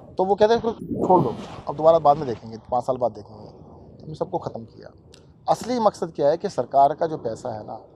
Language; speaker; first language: Hindi; native; Hindi